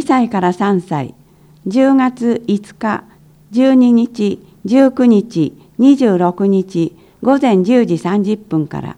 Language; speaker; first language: Japanese; native; Japanese